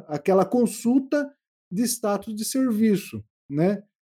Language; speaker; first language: Portuguese; native; Portuguese